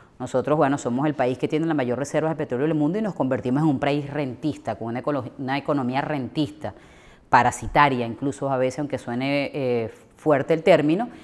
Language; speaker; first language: Spanish; native; Spanish